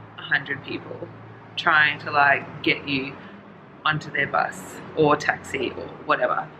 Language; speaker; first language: English; native; English